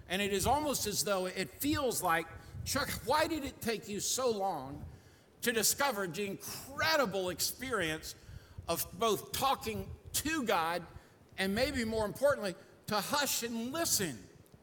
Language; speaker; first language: English; native; English